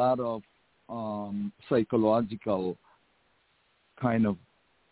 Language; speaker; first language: English; non-native, local second language; Filipino